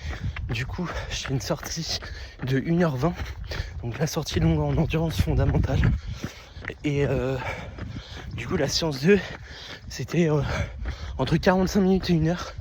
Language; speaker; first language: French; native; French